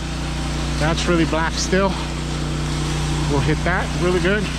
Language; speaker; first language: English; native; English